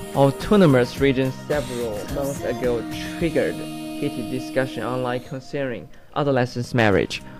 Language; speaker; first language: English; non-native, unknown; Chinese